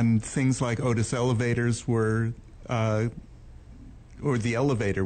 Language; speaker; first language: English; native; English